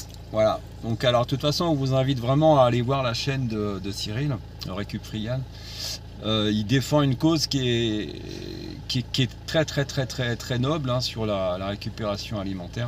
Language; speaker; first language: French; native; French